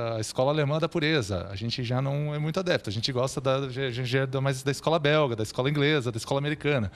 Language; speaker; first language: Portuguese; native; Portuguese